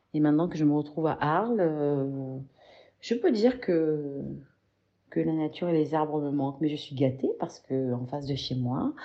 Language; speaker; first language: French; native; French